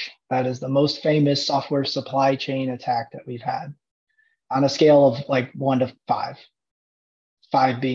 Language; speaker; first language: English; native; English